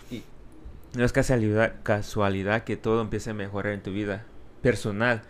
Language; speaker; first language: Spanish; early bilingual, heritage; Spanish